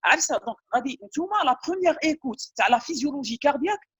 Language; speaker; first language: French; non-native, local second language; Arabic